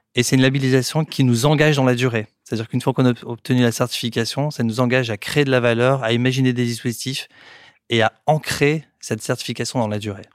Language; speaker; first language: French; native; French